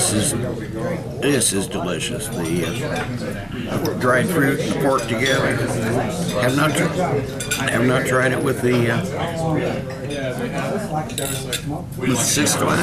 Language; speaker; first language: English; native; English